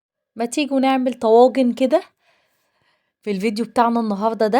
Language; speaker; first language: Arabic; native; Arabic